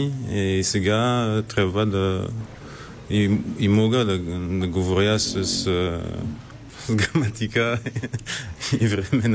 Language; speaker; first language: Bulgarian; non-native, learner; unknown